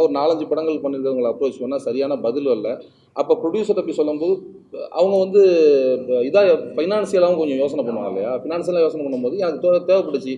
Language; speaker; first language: Tamil; native; Tamil